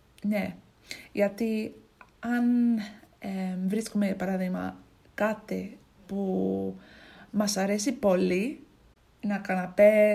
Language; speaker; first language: Greek; non-native, learner; English